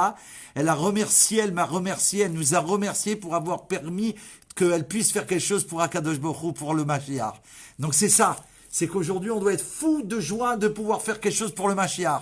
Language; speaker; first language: French; native; French